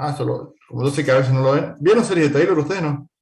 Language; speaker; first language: Spanish; native; Spanish